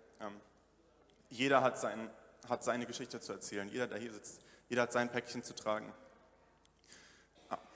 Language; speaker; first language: German; native; German